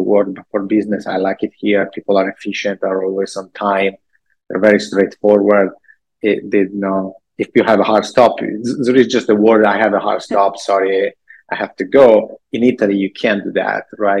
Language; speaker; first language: English; non-native, fluent; Italian